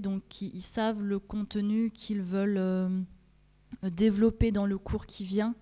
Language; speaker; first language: French; native; French